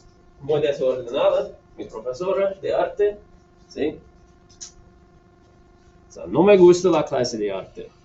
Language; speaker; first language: Spanish; non-native, fluent; English